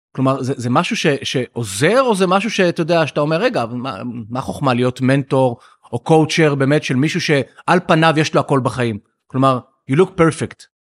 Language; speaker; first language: Hebrew; native; Hebrew